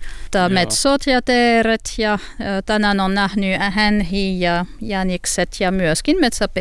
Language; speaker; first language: Finnish; non-native, learner; French